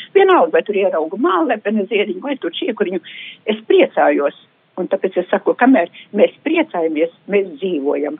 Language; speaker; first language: Latvian; native; Latvian